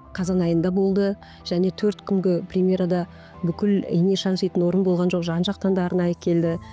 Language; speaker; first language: Kazakh; native; Kazakh